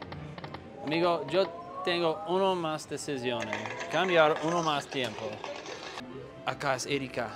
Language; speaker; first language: Spanish; non-native, learner; English